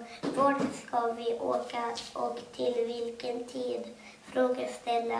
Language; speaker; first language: Swedish; early bilingual, other home language; Kurdish